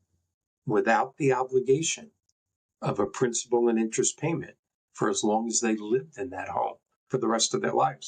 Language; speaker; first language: English; native; English